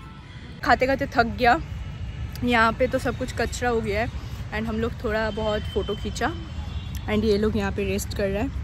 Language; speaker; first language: Hindi; non-native, local second language; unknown